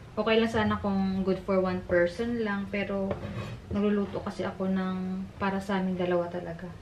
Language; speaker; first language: Filipino; non-native, local second language; Hiligaynon